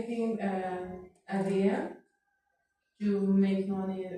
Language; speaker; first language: English; non-native, learner; Spanish